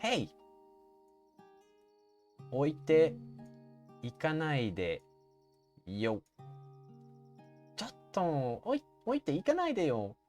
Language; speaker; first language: Japanese; non-native, fluent; English